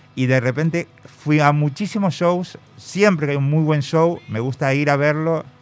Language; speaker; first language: Spanish; native; Spanish